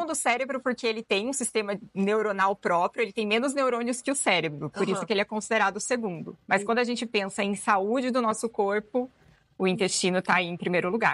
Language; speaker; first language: Portuguese; native; Portuguese